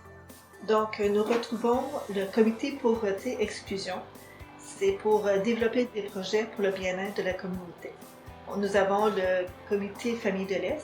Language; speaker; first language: French; native; French